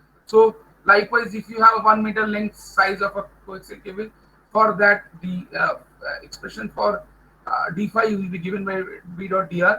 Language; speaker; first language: English; non-native, local second language; Bangla